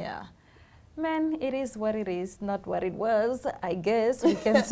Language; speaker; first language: English; native; English